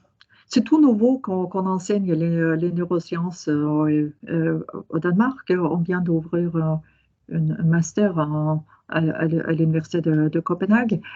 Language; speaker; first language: French; non-native, fluent; Norwegian